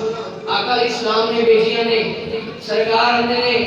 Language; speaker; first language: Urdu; non-native, local second language; Punjabi